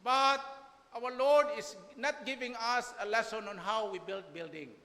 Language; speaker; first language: English; non-native, local second language; Filipino